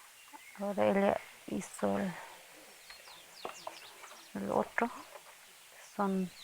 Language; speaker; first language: Spanish; non-native, local second language; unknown